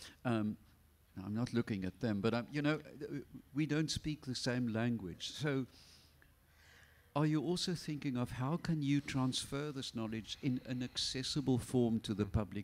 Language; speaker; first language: English; non-native, local second language; Afrikaans